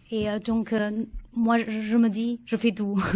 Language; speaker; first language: French; non-native, learner; Chinese